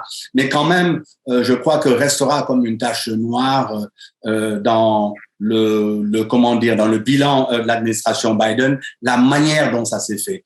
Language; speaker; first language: French; native; French